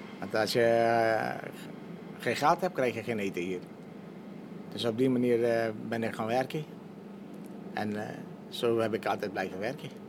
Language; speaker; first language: Dutch; non-native, local second language; Caribbean Hindustani